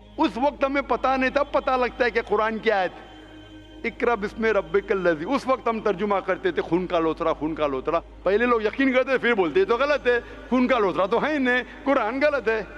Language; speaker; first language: Hindi; non-native, local second language; Konkani